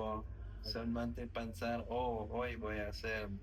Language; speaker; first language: Spanish; non-native, learner; French